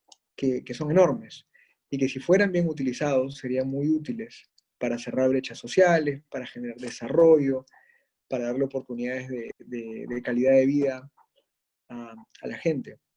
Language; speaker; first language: Spanish; native; Spanish